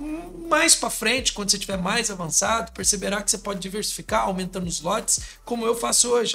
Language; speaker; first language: Portuguese; native; Portuguese